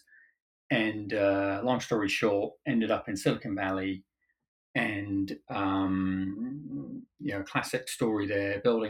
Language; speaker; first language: English; native; English